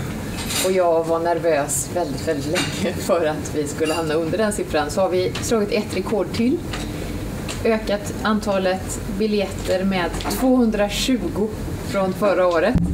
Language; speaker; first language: Swedish; native; Swedish